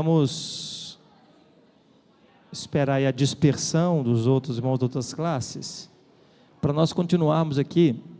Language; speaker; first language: Portuguese; native; Portuguese